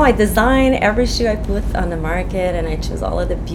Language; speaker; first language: English; non-native, fluent; French